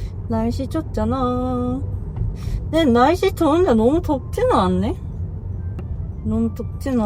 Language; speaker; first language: Korean; non-native, fluent; Japanese